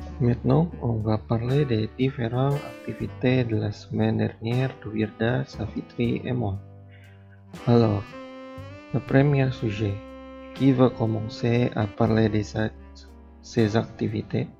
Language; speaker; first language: French; non-native, learner; Indonesian